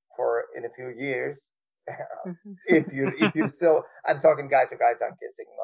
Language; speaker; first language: English; non-native, fluent; German